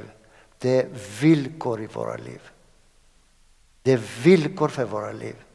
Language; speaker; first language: Swedish; non-native, fluent; Greek